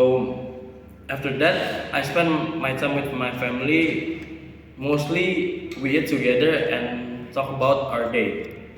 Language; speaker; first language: English; non-native, learner; Indonesian